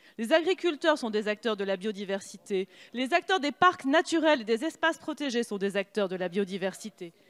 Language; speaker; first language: French; native; French